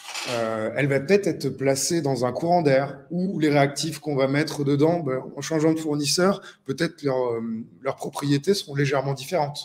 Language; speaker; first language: French; native; French